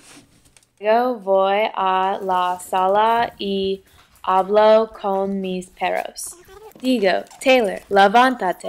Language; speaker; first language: Spanish; non-native, learner; English